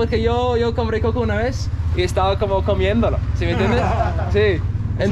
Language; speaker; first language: Spanish; non-native, fluent; English